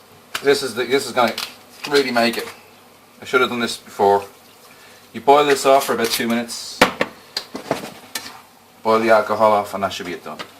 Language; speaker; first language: English; native; English